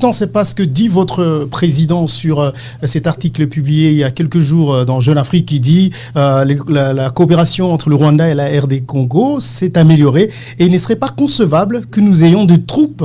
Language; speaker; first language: French; non-native, local second language; Lingala